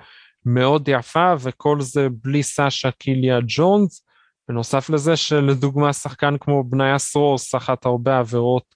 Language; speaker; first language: Hebrew; native; Hebrew